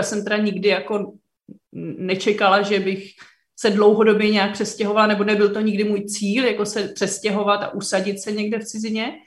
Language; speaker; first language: Czech; native; Czech